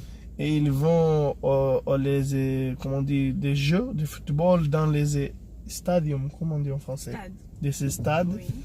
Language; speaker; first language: French; non-native, fluent; Portuguese